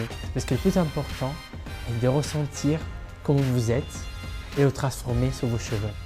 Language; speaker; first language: French; non-native, fluent; Italian